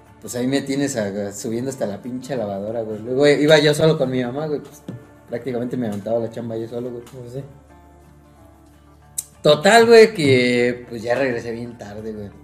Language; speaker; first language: Spanish; native; Spanish